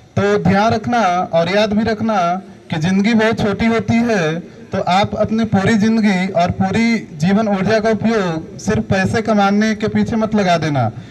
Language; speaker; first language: Hindi; native; Hindi